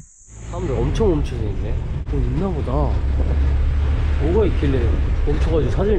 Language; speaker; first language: Korean; native; Korean